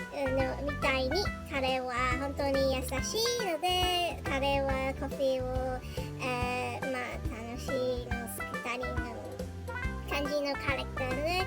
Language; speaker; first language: Japanese; non-native, learner; English